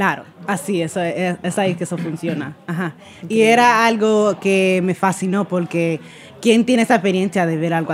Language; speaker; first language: Spanish; early bilingual, heritage; Spanish